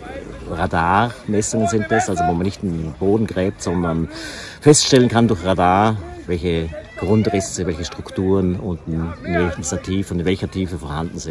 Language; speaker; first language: German; native; German